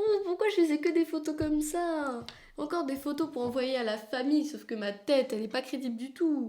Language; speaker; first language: French; native; French